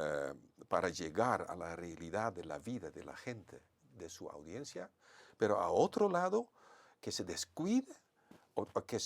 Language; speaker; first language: Spanish; non-native, fluent; Dutch